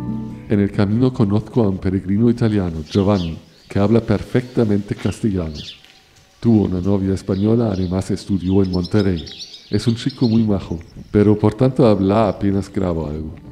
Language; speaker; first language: Spanish; non-native, fluent; German